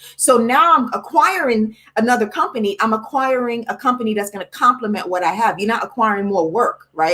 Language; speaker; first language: English; native; English